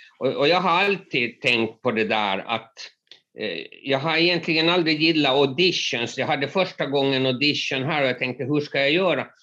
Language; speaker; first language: Swedish; native; Swedish